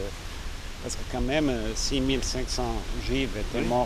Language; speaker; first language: French; non-native, fluent; Serbian